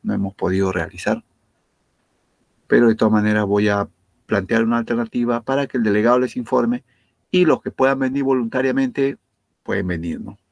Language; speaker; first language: Spanish; native; Spanish